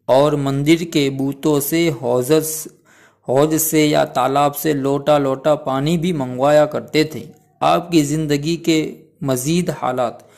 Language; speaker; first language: Urdu; non-native, local second language; Gujarati